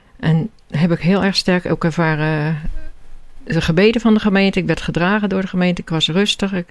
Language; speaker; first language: Dutch; native; Dutch